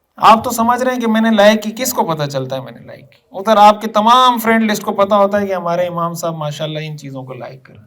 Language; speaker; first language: Urdu; native; Urdu